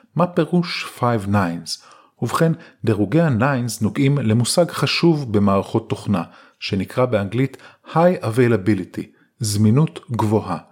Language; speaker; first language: Hebrew; native; Hebrew